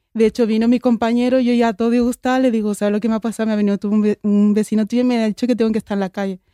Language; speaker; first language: Spanish; early bilingual, other home language; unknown